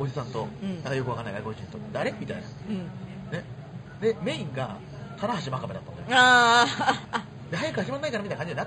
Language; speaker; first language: Japanese; native; Japanese